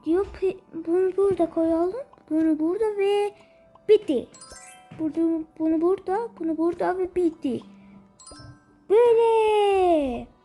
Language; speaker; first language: Turkish; early bilingual, heritage; Turkish